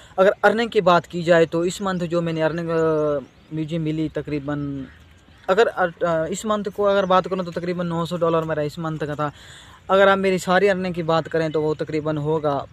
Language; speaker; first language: Urdu; non-native, local second language; Saraiki